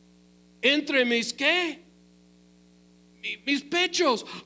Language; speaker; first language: Spanish; non-native, fluent; English